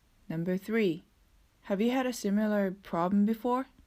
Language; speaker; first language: English; non-native, fluent; Japanese